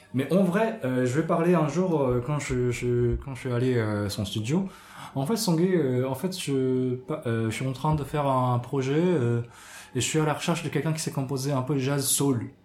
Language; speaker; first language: French; non-native, fluent; Japanese